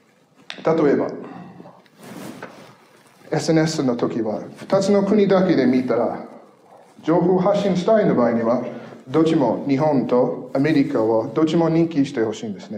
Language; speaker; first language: Japanese; non-native, fluent; English